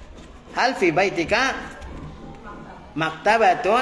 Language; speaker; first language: Arabic; non-native, fluent; Indonesian